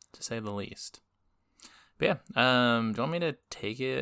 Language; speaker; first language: English; native; English